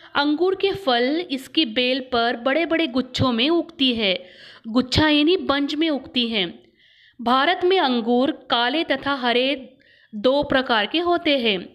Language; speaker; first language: Hindi; non-native, local second language; Kannada